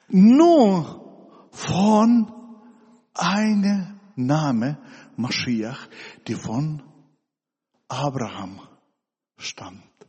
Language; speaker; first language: German; non-native, fluent; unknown